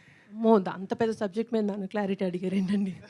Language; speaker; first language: Telugu; native; Telugu